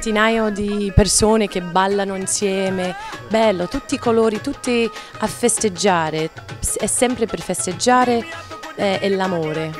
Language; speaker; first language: Italian; non-native, learner; English